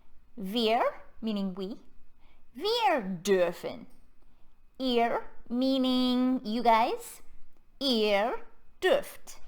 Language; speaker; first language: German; non-native, fluent; English